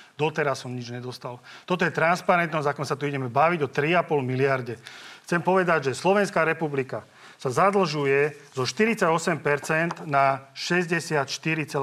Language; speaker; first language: Slovak; native; Slovak